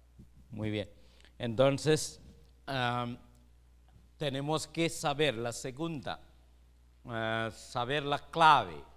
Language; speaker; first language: Spanish; non-native, fluent; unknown